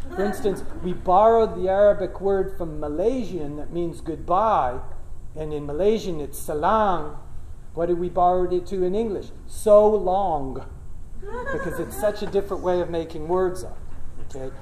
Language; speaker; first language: English; native; English